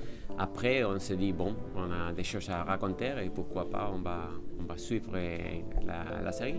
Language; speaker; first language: French; non-native, fluent; Spanish